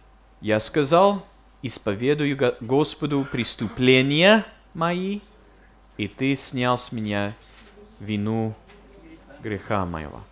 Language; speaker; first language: Russian; non-native, fluent; English